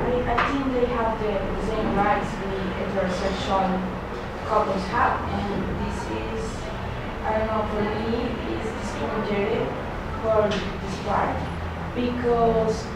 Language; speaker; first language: English; non-native, learner; Spanish